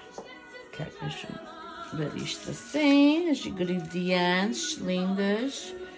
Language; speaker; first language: Portuguese; early bilingual, heritage; Portuguese